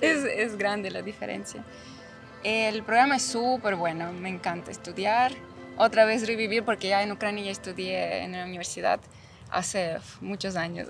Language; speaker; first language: Spanish; non-native, fluent; Ukrainian